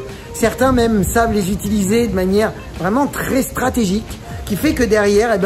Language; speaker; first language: French; native; French